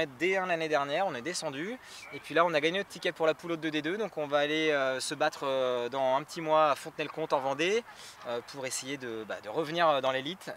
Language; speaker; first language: French; native; French